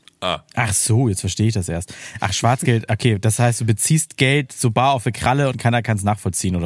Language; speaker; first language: German; native; German